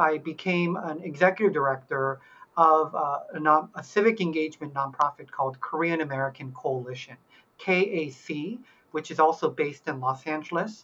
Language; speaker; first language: English; early bilingual, other home language; Korean